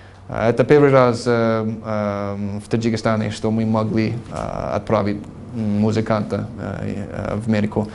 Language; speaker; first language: Russian; non-native, fluent; English